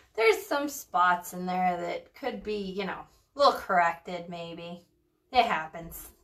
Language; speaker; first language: English; early bilingual, other home language; Spanish